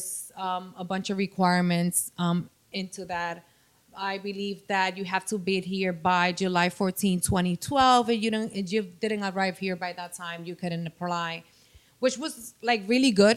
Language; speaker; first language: English; non-native, fluent; Spanish